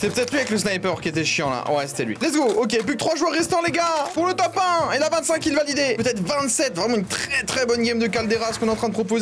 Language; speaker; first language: French; native; French